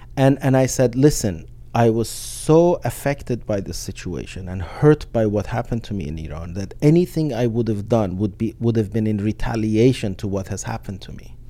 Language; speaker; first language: English; non-native, fluent; Persian